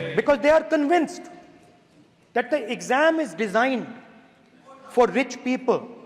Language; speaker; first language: English; non-native, local second language; Hindi